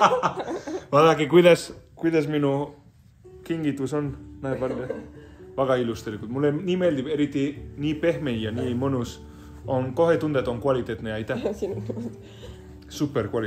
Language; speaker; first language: Estonian; non-native, learner; Spanish